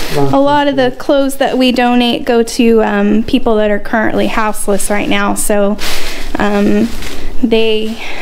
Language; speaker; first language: English; native; English